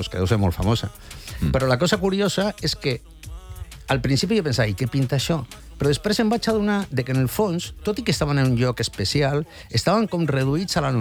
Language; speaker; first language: Catalan; non-native, local second language; Spanish